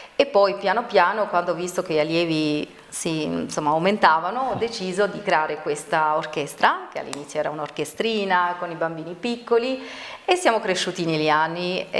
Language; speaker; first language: Italian; non-native, fluent; Albanian